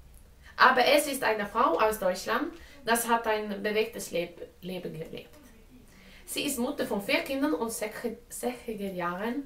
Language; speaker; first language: German; non-native, learner; Swedish